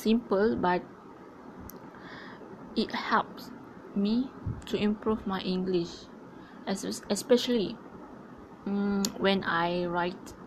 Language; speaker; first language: English; non-native, learner; Malay